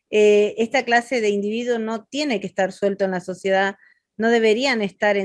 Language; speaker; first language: Spanish; native; Spanish